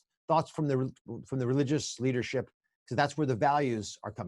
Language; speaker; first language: English; native; English